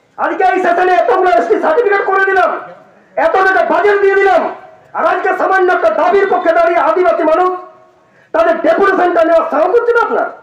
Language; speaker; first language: Bangla; non-native, local second language; Santali